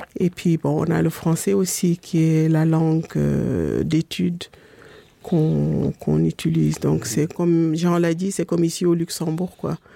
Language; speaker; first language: French; non-native, local second language; Wolof